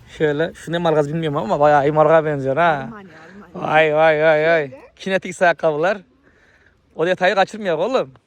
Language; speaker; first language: Turkish; native; Turkish